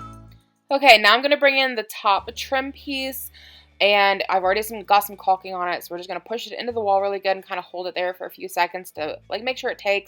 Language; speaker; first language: English; native; English